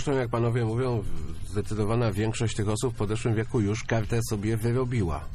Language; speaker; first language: Polish; native; Polish